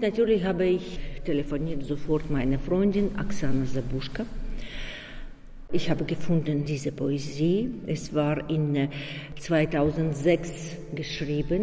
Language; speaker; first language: German; non-native, learner; Ukrainian